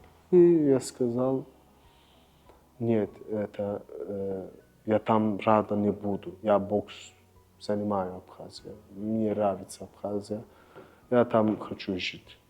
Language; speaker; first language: Russian; non-native, learner; Turkish